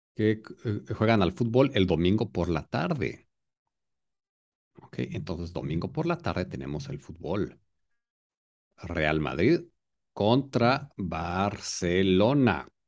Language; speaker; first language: Spanish; native; Spanish